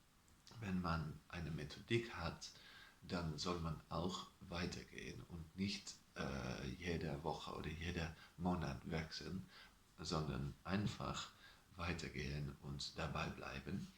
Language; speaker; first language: German; non-native, learner; Dutch